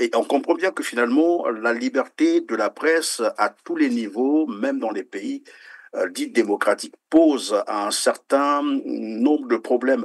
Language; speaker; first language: French; native; French